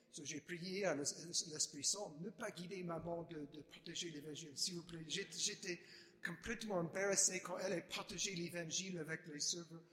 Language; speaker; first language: French; non-native, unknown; English